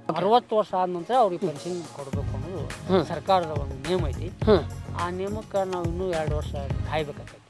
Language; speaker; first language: Kannada; native; Kannada